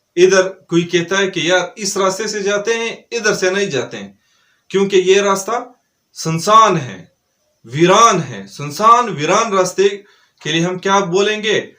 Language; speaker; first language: Urdu; non-native, local second language; Pashto